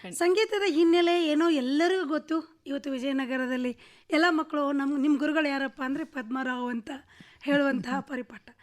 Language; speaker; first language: Kannada; native; Kannada